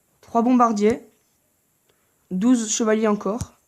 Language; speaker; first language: French; native; French